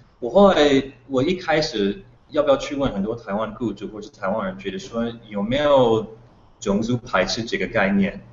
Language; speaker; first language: Chinese; non-native, fluent; English